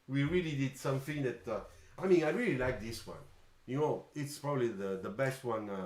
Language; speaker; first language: English; non-native, fluent; Italian